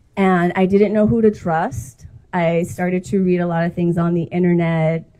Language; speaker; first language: English; native; English